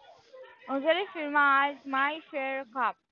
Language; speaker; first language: German; non-native, learner; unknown